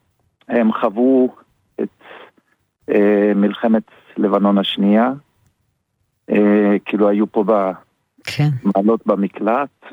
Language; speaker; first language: Hebrew; early bilingual, other home language; German